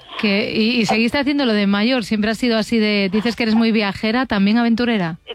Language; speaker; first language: Spanish; native; Spanish